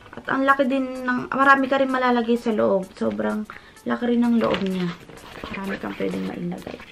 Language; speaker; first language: Filipino; native; Filipino